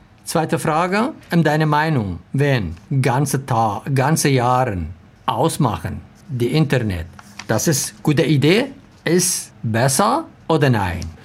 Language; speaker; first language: German; non-native, learner; Arabic